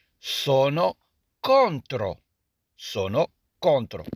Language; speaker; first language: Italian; non-native, learner; Arabic